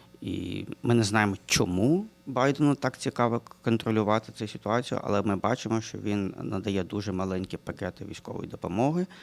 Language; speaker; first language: Ukrainian; non-native, local second language; Russian